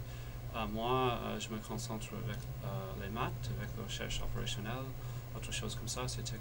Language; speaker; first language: French; non-native, fluent; English